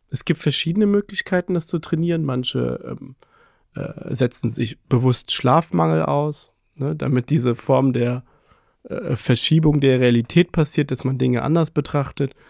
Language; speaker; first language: German; early bilingual, other home language; Persian